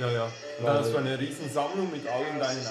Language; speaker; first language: German; native; German